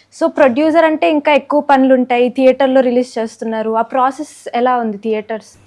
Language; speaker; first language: Telugu; native; Telugu